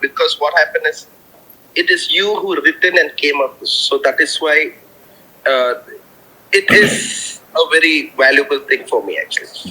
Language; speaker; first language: English; non-native, local second language; Tamil